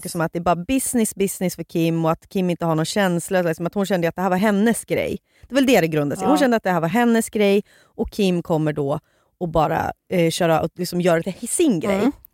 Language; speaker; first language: Swedish; native; Swedish